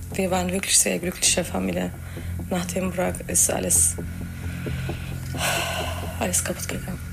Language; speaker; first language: German; non-native, learner; Turkish